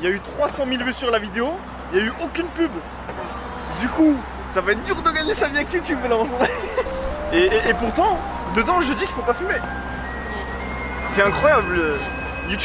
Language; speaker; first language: French; native; French